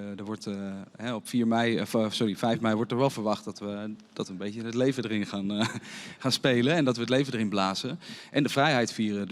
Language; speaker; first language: Dutch; native; Dutch